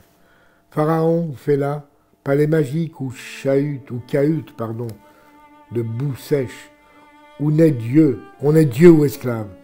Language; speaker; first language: French; native; French